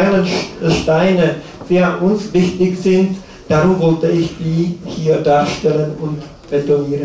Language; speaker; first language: German; non-native, learner; Czech